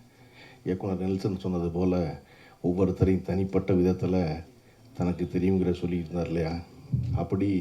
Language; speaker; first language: Tamil; native; Tamil